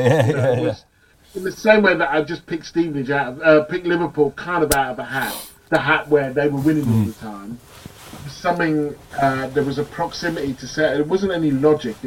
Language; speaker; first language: English; native; English